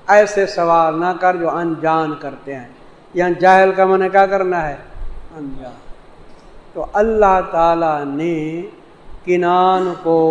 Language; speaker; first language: Urdu; non-native, local second language; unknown